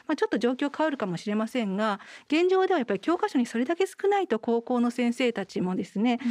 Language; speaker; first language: Japanese; native; Japanese